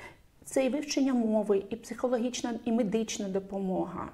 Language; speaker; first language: Ukrainian; non-native, local second language; Russian